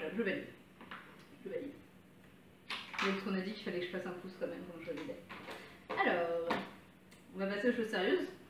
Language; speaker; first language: French; native; French